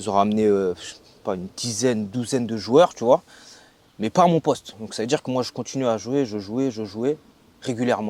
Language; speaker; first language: French; native; French